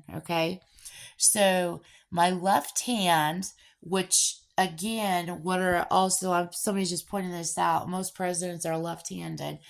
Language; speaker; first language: English; native; English